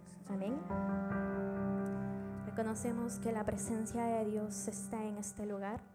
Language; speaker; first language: Spanish; native; Spanish